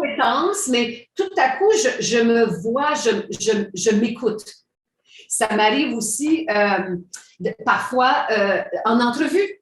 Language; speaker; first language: French; native; French